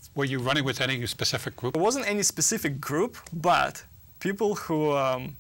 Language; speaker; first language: English; non-native, fluent; Russian